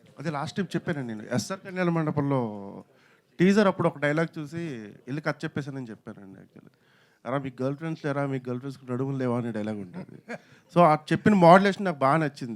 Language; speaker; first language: Telugu; native; Telugu